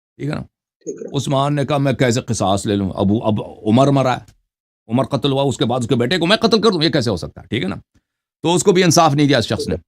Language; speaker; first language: Urdu; non-native, fluent; Persian